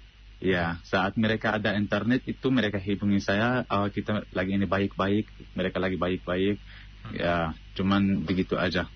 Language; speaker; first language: Indonesian; non-native, fluent; Arabic